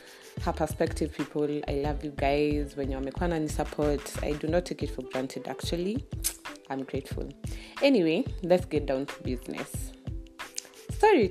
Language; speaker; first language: English; non-native, local second language; Swahili